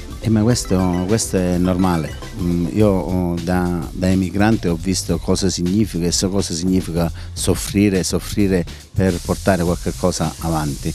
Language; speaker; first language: Italian; native; Italian